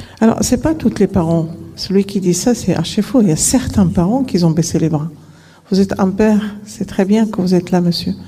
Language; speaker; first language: French; non-native, local second language; Arabic